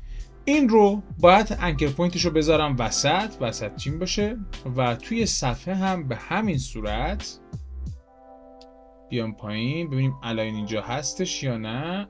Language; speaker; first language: Persian; native; Persian